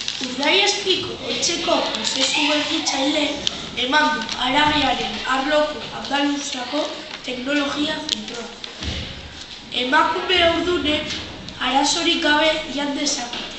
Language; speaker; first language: Basque; non-native, local second language; Spanish